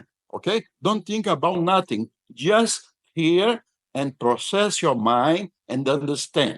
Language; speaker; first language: English; non-native, fluent; Portuguese